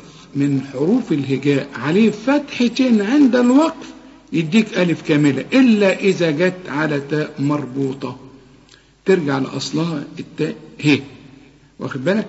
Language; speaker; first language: Arabic; native; Arabic